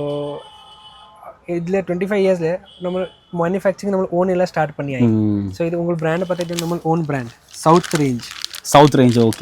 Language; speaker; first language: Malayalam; non-native, learner; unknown